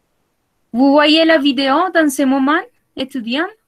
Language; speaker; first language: French; non-native, fluent; Spanish